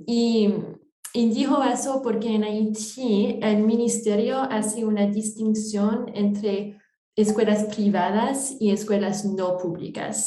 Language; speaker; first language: Spanish; non-native, fluent; French